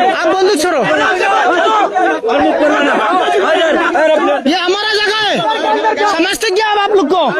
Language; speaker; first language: Hindi; non-native, learner; Bangla